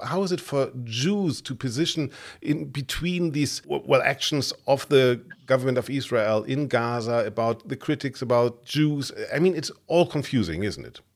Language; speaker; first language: English; non-native, fluent; German